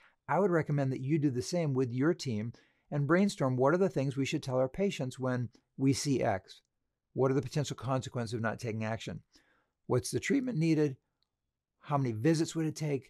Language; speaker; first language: English; native; English